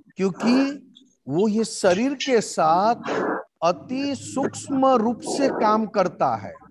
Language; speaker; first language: Hindi; non-native, local second language; Gujarati